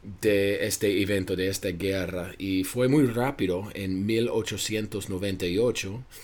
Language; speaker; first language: Spanish; non-native, fluent; English